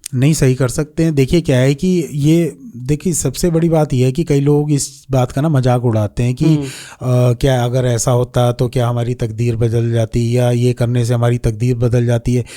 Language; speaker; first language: Hindi; native; Hindi